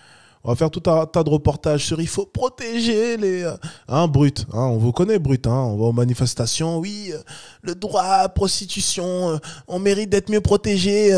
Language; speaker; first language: French; native; French